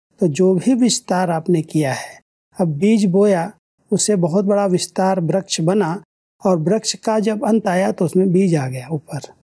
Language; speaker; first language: Hindi; native; Hindi